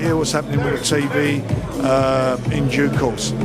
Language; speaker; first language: English; native; English